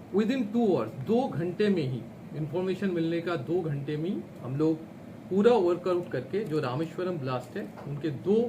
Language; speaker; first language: Hindi; non-native, local second language; Bangla